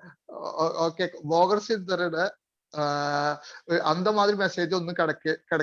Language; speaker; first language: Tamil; non-native, learner; Malayalam